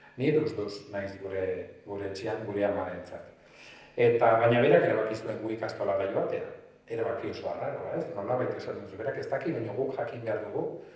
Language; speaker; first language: Basque; non-native, local second language; Spanish